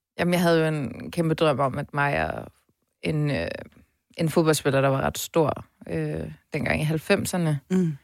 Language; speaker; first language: Danish; native; Danish